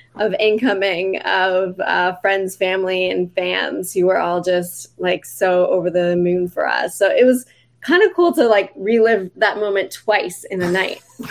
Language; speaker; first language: English; native; English